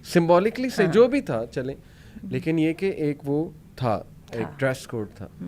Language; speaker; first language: Urdu; native; Urdu